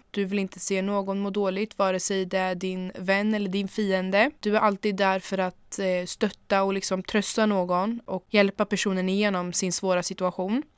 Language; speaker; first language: Swedish; early bilingual, other home language; German